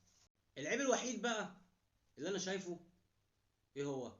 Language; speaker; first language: Arabic; native; Arabic